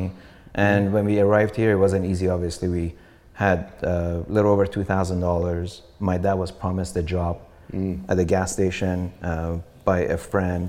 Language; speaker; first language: English; non-native, fluent; Persian